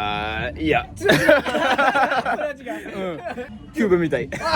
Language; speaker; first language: Japanese; non-native, learner; French